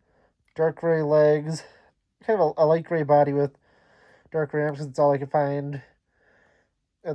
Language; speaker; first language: English; native; English